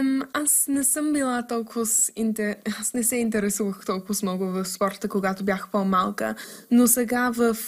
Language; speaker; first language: Bulgarian; early bilingual, heritage; English